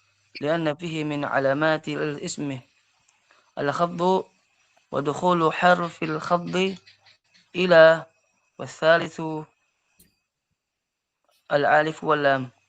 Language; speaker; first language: Arabic; non-native, learner; Indonesian